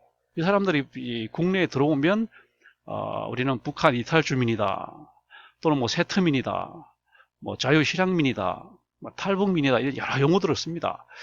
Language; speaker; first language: Korean; native; Korean